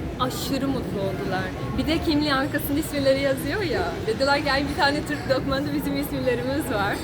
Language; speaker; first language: Turkish; non-native, fluent; Portuguese